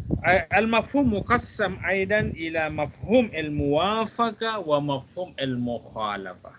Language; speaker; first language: Arabic; non-native, fluent; Malay